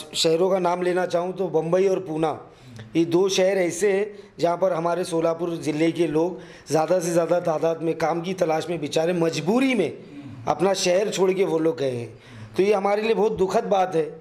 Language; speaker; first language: Hindi; non-native, local second language; Urdu